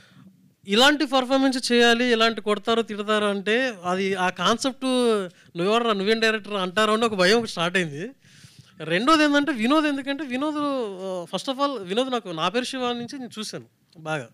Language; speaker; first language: Telugu; native; Telugu